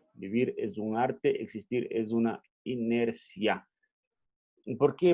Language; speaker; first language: Spanish; native; Spanish